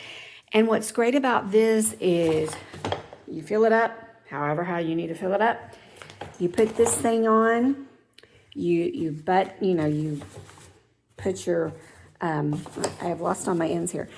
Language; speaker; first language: English; native; English